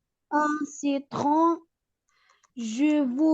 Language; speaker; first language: French; non-native, learner; Arabic